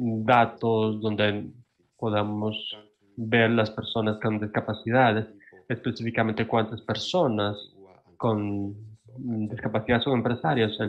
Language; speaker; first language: Spanish; non-native, fluent; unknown